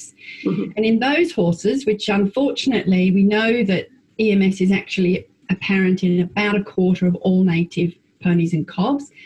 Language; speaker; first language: English; native; English